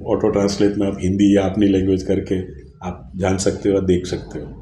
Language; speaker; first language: Hindi; non-native, local second language; Gujarati